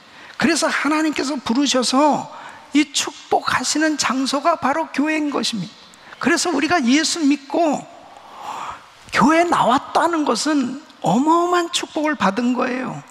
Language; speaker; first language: Korean; native; Korean